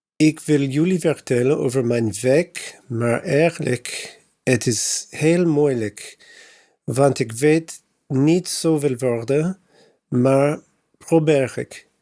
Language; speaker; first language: Dutch; non-native, learner; English